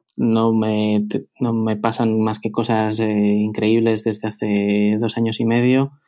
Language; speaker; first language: Spanish; native; Spanish